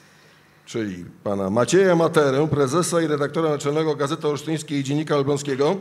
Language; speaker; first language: Polish; native; Polish